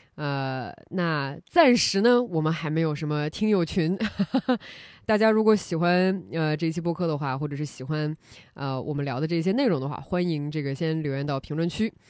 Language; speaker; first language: Chinese; native; Chinese